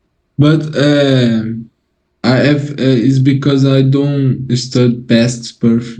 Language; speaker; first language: English; non-native, learner; Portuguese